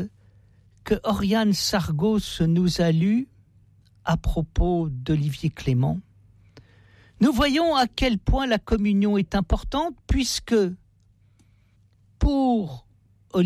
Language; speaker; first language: French; native; French